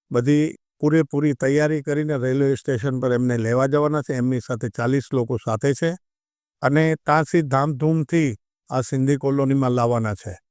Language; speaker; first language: Gujarati; non-native, local second language; Sindhi